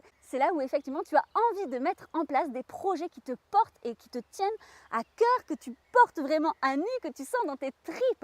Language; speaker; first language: French; native; French